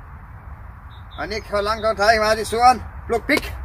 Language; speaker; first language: Thai; non-native, learner; Greek